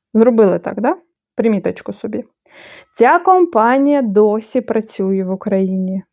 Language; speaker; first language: Ukrainian; non-native, fluent; Bulgarian